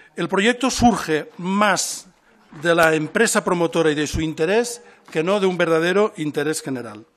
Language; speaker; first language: Spanish; non-native, local second language; Catalan